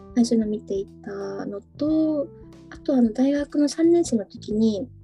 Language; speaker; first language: Japanese; native; Japanese